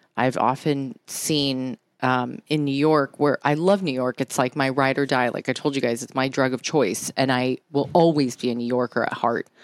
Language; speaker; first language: English; early bilingual, other home language; Japanese